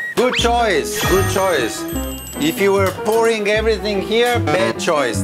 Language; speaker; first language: English; non-native, fluent; Italian